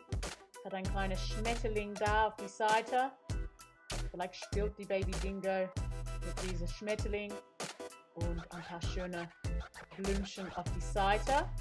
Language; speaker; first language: German; non-native, fluent; English